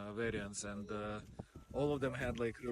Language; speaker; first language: English; non-native, fluent; Russian